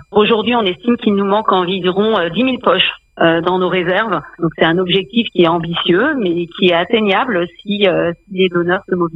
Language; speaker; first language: French; native; French